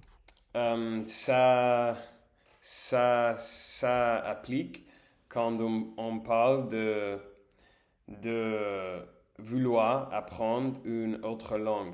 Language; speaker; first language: French; non-native, learner; English